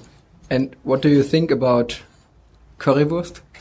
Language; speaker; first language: English; non-native, fluent; German